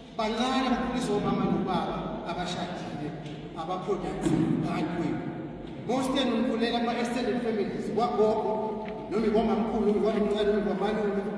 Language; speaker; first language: Zulu; native; Zulu